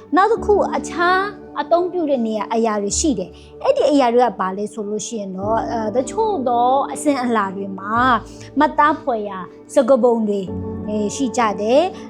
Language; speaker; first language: Burmese; non-native, local second language; Kachin